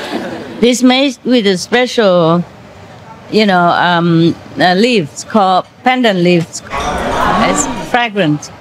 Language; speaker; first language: English; non-native, fluent; Vietnamese